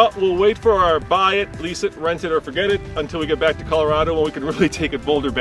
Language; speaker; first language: English; native; English